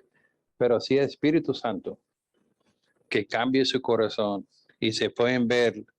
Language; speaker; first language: Spanish; non-native, fluent; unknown